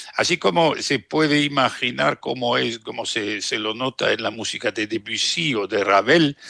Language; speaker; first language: Spanish; non-native, fluent; German